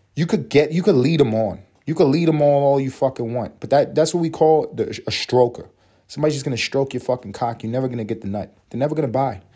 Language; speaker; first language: English; native; English